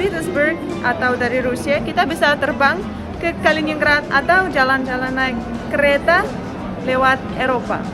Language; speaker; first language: Indonesian; non-native, fluent; Russian